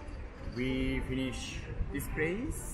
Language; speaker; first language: English; non-native, learner; Japanese